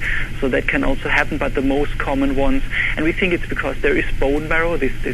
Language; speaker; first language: English; non-native, fluent; German